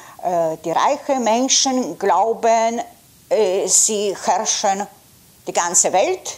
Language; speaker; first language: German; non-native, fluent; Polish